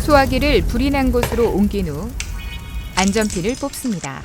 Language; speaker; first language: Korean; non-native, fluent; Vietnamese